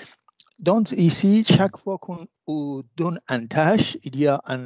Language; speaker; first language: French; non-native, fluent; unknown